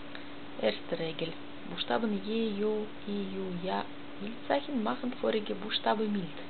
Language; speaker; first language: German; non-native, learner; Russian